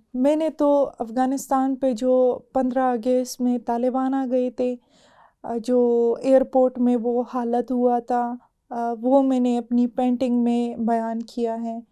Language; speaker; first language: Urdu; non-native, fluent; Persian